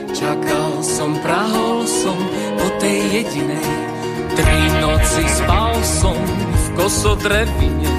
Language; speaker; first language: Slovak; native; Slovak